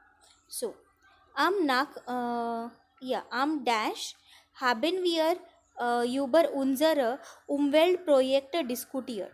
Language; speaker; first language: German; non-native, fluent; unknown